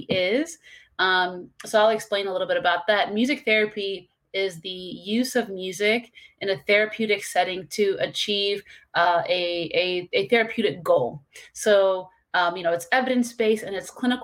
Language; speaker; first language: English; native; English